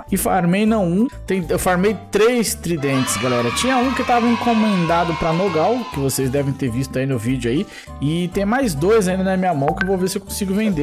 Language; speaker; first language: Portuguese; native; Portuguese